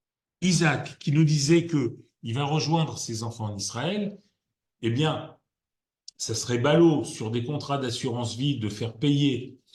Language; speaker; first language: French; native; French